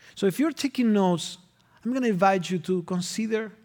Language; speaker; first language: English; non-native, fluent; Spanish